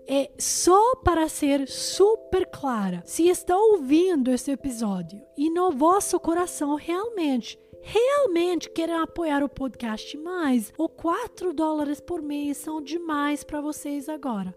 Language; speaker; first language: Portuguese; non-native, learner; Albanian